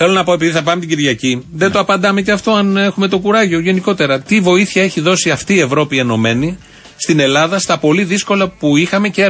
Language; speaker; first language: Greek; native; Greek